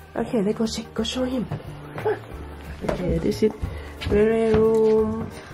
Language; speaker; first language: English; non-native, learner; Thai